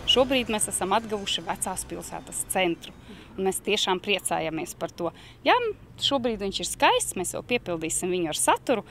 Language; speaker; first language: Latvian; native; Latvian